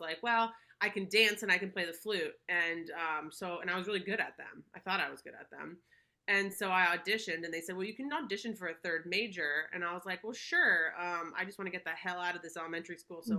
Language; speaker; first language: English; native; English